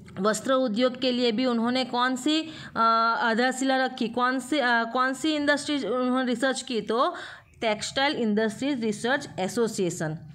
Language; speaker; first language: Hindi; non-native, local second language; Gujarati